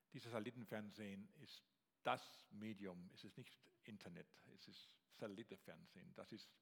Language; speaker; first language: German; non-native, learner; Danish